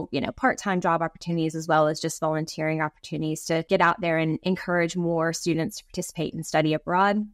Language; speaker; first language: English; native; English